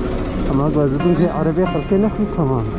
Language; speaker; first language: Turkish; non-native, local second language; Kurdish